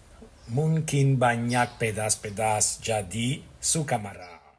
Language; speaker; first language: Indonesian; non-native, learner; Italian